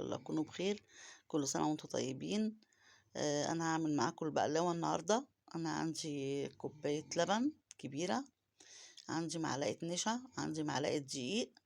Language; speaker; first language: Arabic; native; Arabic